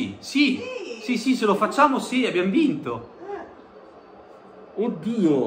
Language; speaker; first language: Italian; native; Italian